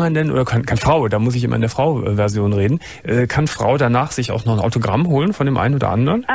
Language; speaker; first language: German; native; German